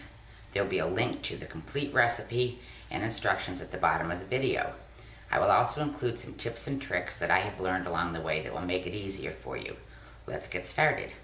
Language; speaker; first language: English; native; English